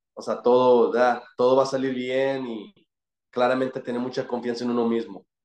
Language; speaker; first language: Spanish; early bilingual, heritage; Spanish